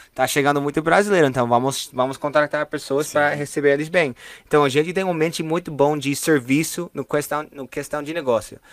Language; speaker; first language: Portuguese; non-native, fluent; English